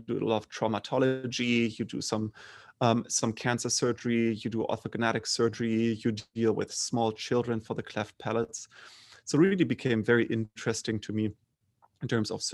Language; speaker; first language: English; non-native, fluent; German